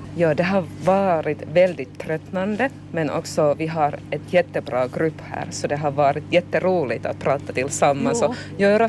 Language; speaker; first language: Swedish; non-native, fluent; Finnish